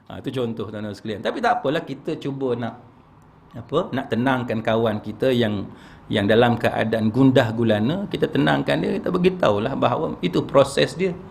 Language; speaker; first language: Malay; native; Malay